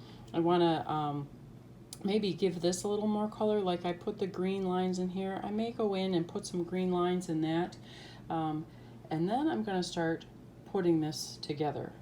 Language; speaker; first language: English; native; English